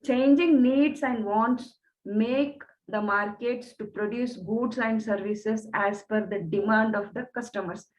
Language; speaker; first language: English; non-native, local second language; Kannada